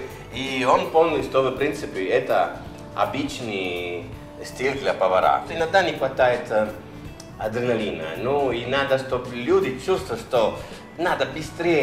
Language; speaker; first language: Russian; non-native, learner; Italian